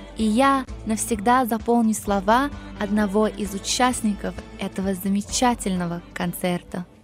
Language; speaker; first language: Russian; early bilingual, heritage; Russian